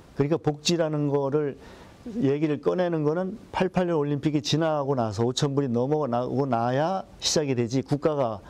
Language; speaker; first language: Korean; native; Korean